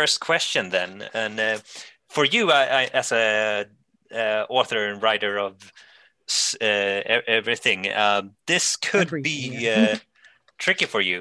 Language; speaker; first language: English; non-native, fluent; Swedish